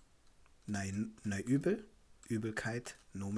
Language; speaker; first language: German; non-native, fluent; Tigrinya